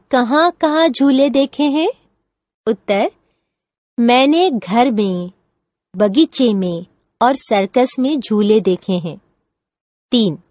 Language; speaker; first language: Hindi; non-native, local second language; Gujarati